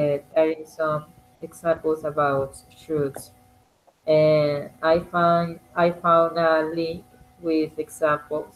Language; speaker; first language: English; non-native, learner; Spanish